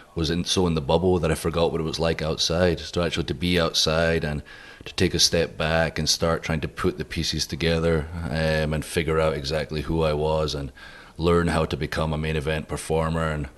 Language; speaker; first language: English; native; English